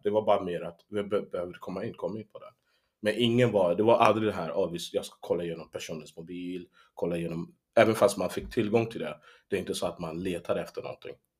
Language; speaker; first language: Swedish; early bilingual, heritage; Swedish